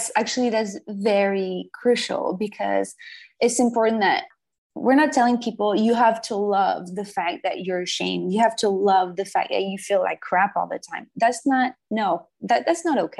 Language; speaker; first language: English; non-native, fluent; French